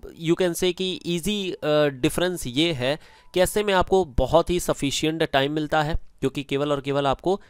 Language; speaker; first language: Hindi; native; Hindi